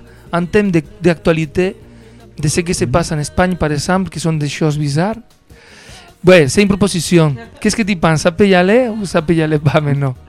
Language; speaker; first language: French; non-native, learner; Spanish